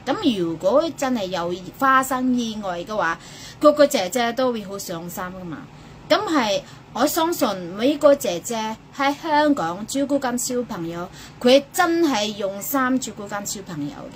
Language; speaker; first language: Cantonese; non-native, fluent; Indonesian